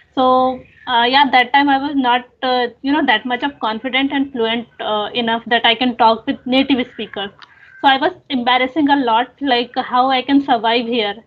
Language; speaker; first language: English; non-native, local second language; Hindi